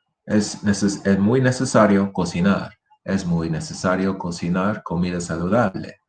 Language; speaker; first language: Spanish; non-native, fluent; English